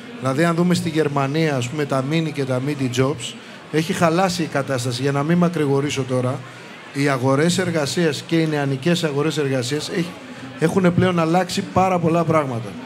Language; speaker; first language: Greek; native; Greek